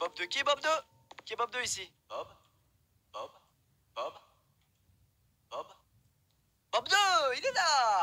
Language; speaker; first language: French; native; French